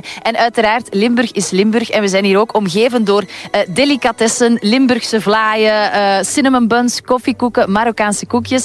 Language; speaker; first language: Dutch; native; Dutch